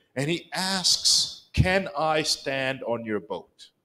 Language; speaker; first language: English; non-native, local second language; Kinyarwanda